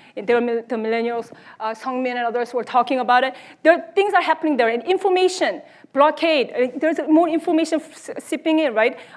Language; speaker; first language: English; early bilingual, other home language; Korean